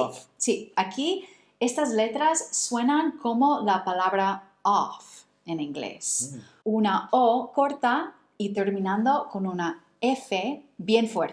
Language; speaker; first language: Spanish; non-native, fluent; English